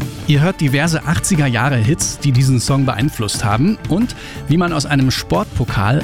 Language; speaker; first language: German; native; German